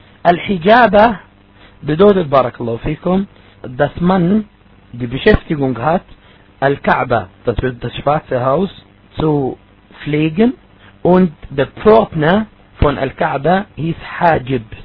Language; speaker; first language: German; non-native, fluent; Arabic